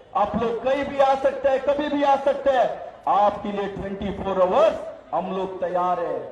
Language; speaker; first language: Hindi; non-native, local second language; Kannada